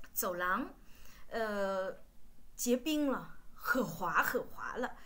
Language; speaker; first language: Chinese; non-native, fluent; Vietnamese